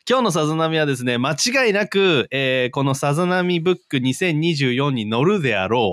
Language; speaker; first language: Japanese; native; Japanese